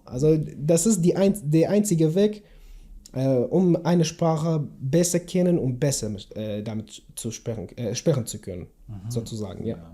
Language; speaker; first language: German; non-native, learner; Kurdish